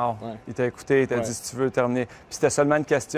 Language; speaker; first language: French; native; French